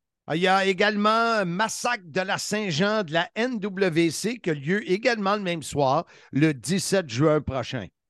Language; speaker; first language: French; native; French